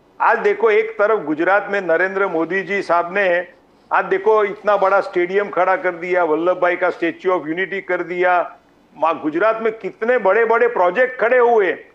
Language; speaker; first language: Hindi; non-native, local second language; Gujarati